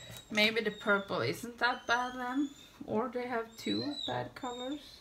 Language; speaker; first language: English; non-native, fluent; Swedish